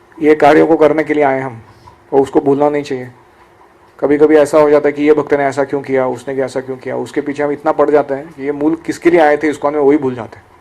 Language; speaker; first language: Hindi; non-native, local second language; Marathi